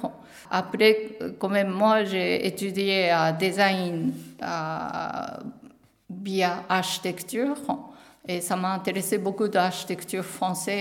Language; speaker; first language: French; non-native, learner; Japanese